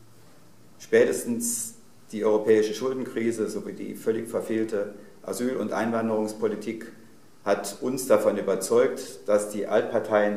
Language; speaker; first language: German; native; German